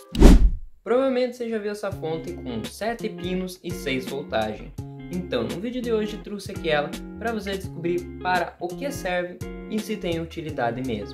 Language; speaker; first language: Portuguese; native; Portuguese